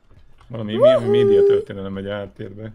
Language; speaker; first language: Hungarian; native; Hungarian